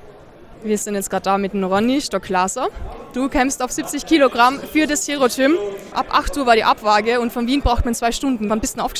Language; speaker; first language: German; native; German